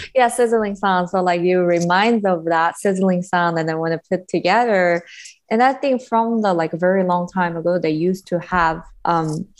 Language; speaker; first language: English; non-native, learner; Korean